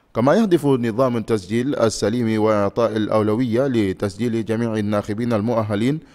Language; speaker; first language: Arabic; non-native, fluent; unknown